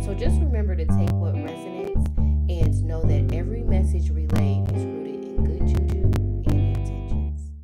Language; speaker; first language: English; native; English